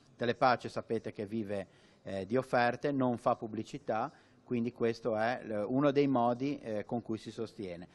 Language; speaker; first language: Italian; native; Italian